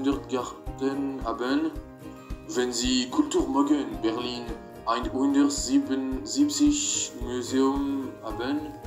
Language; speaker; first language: German; non-native, learner; French